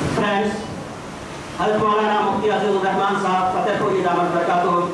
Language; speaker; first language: English; non-native, local second language; Urdu